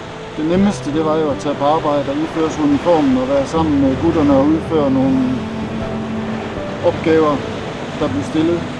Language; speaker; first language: Danish; native; Danish